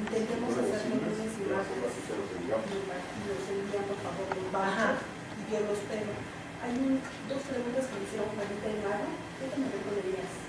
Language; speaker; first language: Spanish; native; Spanish